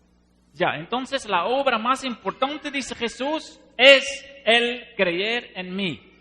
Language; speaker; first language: Spanish; non-native, fluent; Dutch